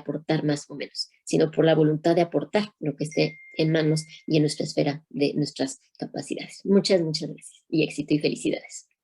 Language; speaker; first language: Spanish; native; Spanish